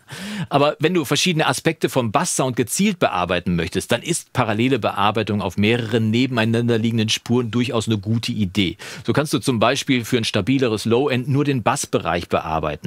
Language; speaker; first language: German; native; German